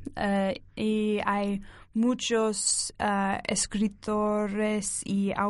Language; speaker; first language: Spanish; non-native, learner; English